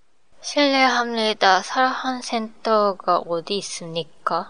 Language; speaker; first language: Korean; non-native, learner; Japanese